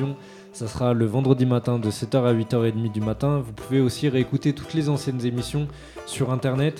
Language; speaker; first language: French; native; French